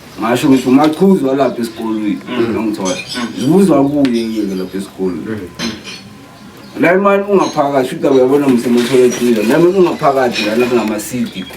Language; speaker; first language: Zulu; non-native, local second language; South Ndebele